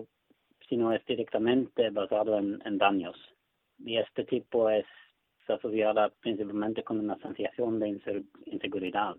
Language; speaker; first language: Spanish; non-native, fluent; Swedish